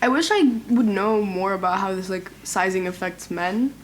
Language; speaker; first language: English; native; English